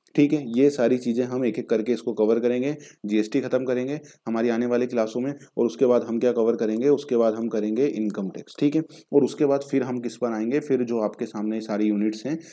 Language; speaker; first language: Hindi; native; Hindi